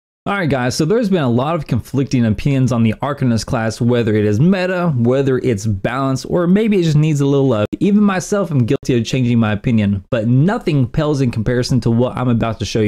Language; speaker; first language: English; native; English